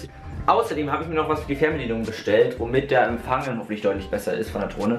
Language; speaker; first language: German; native; German